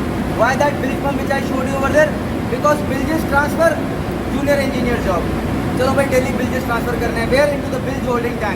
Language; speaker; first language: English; non-native, local second language; Hindi